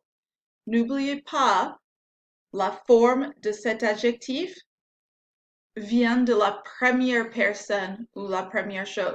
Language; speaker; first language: French; non-native, fluent; English